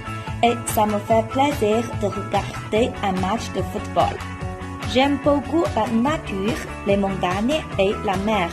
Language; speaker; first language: French; non-native, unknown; Chinese